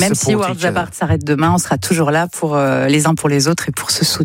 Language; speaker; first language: French; native; French